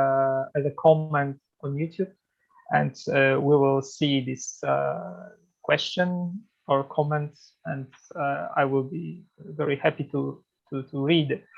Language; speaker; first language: English; non-native, fluent; Polish